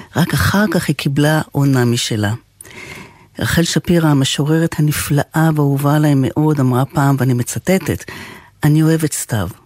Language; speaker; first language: Hebrew; native; Hebrew